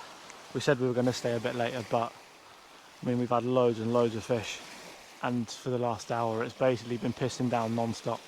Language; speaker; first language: English; native; English